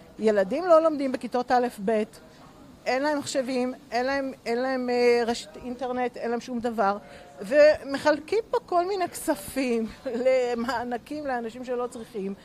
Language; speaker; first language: Hebrew; early bilingual, other home language; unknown